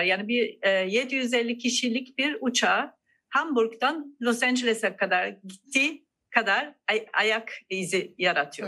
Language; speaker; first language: Turkish; non-native, fluent; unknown